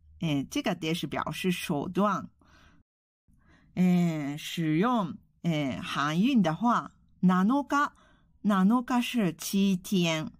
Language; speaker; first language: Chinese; non-native, fluent; Japanese